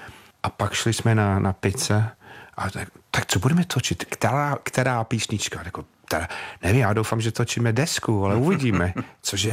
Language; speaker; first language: Czech; non-native, learner; English